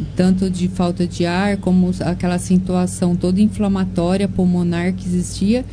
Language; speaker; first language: Portuguese; native; Portuguese